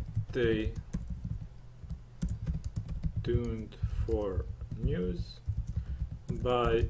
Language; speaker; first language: English; non-native, fluent; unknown